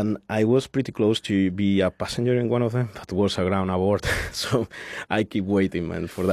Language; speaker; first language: English; non-native, fluent; Spanish